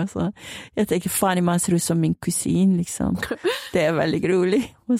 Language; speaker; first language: Swedish; non-native, fluent; Persian